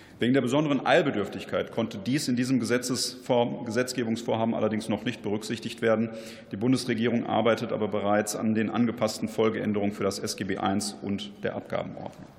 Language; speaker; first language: German; native; German